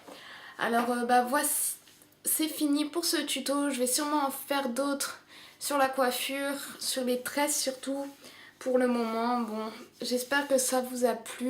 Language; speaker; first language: French; native; French